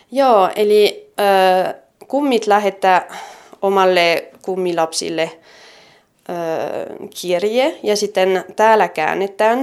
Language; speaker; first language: Finnish; non-native, fluent; French